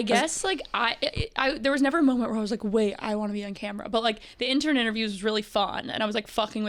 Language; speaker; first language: English; native; English